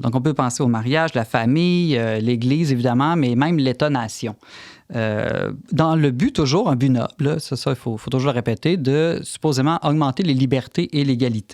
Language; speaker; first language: French; native; French